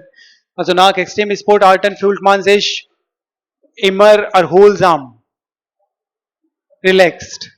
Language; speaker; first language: German; non-native, learner; Hindi